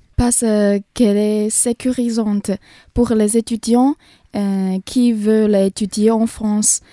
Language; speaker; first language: French; non-native, learner; Chinese